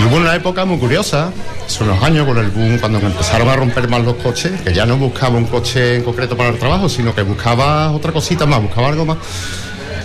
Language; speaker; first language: Spanish; native; Spanish